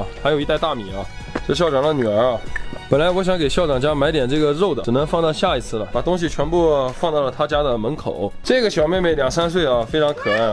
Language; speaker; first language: Chinese; native; Chinese